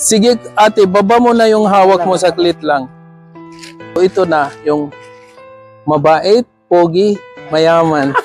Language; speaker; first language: Filipino; non-native, learner; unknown